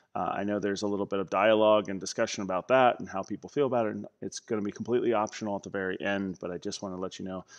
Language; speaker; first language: English; native; English